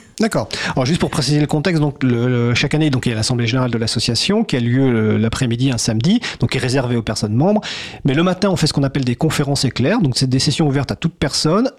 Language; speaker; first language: French; native; French